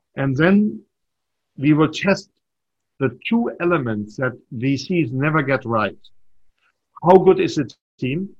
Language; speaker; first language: English; non-native, fluent; German